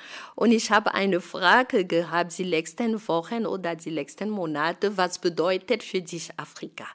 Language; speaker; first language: German; non-native, fluent; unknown